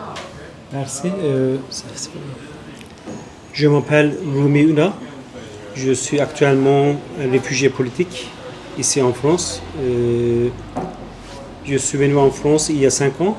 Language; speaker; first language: French; non-native, fluent; Turkish